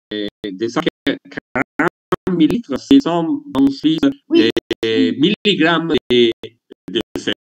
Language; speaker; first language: French; non-native, learner; Italian